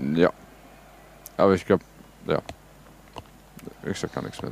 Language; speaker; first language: German; native; German